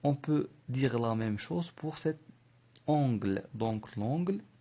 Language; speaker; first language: French; non-native, local second language; Arabic